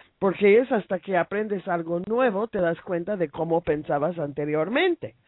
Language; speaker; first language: Spanish; non-native, fluent; English